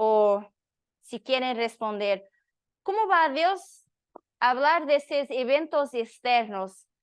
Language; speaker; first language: Spanish; non-native, learner; Portuguese